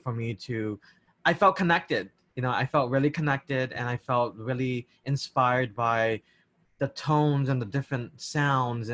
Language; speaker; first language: English; native; English